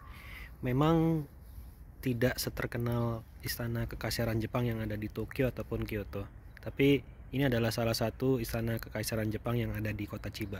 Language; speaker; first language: Indonesian; native; Indonesian